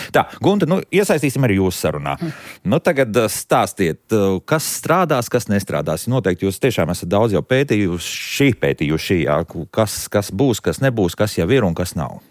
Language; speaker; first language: Latvian; native; Latvian